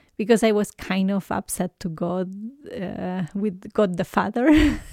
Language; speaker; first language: English; non-native, fluent; Spanish